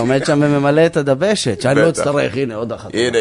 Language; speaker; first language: Hebrew; native; Hebrew